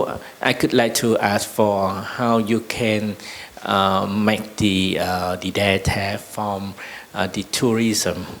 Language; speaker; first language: English; non-native, learner; Vietnamese